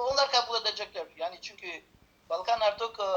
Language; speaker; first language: Turkish; non-native, learner; Albanian